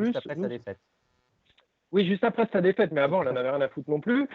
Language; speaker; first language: French; native; French